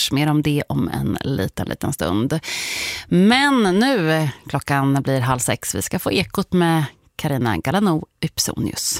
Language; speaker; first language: Swedish; native; Swedish